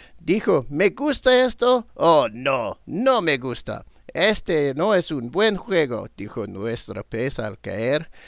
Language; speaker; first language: Spanish; non-native, learner; English